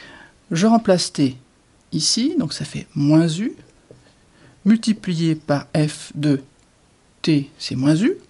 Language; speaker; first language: French; native; French